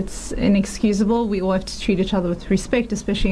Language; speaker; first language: English; native; English